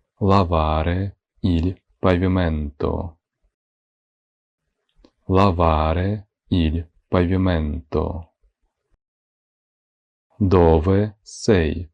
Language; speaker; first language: Italian; non-native, fluent; Ukrainian